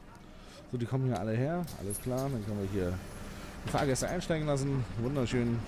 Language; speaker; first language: German; native; German